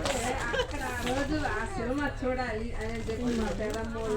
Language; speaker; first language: Telugu; native; Telugu